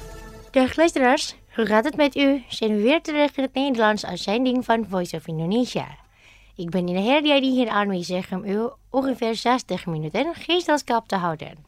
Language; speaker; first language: Dutch; non-native, learner; Indonesian